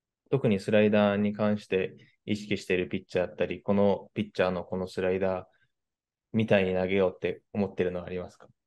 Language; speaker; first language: Japanese; native; Japanese